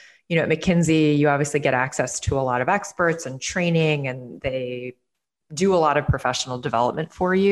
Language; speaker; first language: English; native; English